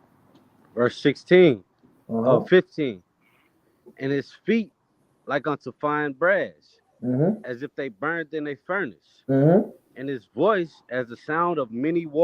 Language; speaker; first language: English; native; English